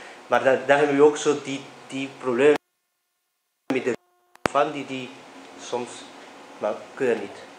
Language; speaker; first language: Dutch; non-native, fluent; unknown